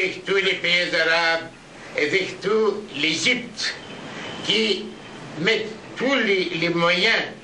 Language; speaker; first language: French; non-native, learner; Arabic